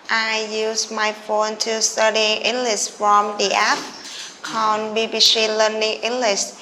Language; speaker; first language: English; non-native, learner; Vietnamese